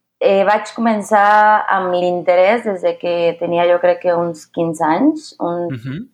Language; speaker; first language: Catalan; non-native, fluent; Spanish